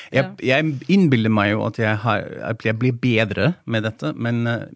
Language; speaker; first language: Norwegian; non-native, fluent; German